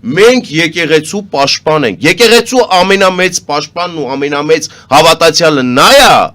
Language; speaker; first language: Armenian; native; Armenian